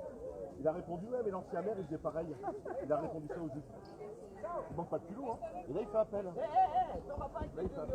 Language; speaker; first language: French; native; French